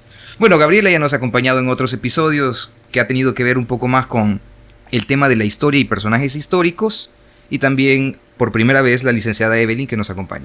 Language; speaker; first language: Spanish; native; Spanish